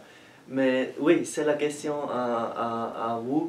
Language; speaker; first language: French; non-native, learner; German